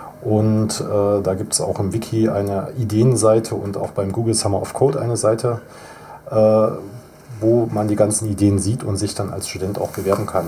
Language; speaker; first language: German; native; German